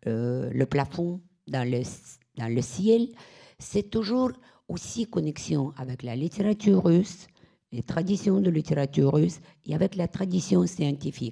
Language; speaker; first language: French; non-native, fluent; Russian